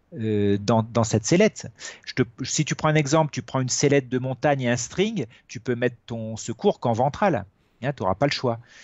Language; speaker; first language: French; native; French